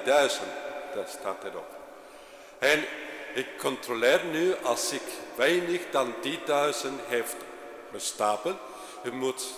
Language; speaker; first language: Dutch; non-native, fluent; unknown